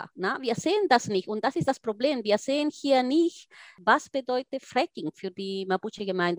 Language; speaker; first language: German; non-native, fluent; Spanish